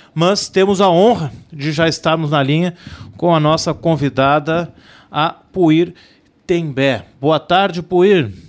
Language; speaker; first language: Portuguese; native; Portuguese